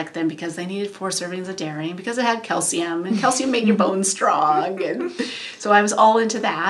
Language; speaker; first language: English; native; English